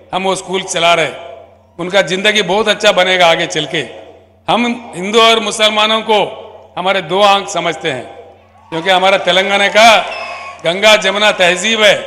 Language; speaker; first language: Hindi; non-native, local second language; Telugu